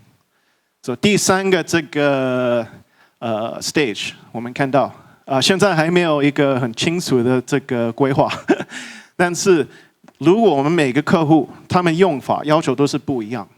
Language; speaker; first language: Chinese; early bilingual, heritage; English